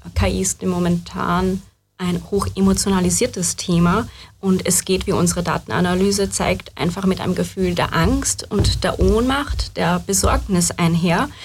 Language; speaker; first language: German; native; German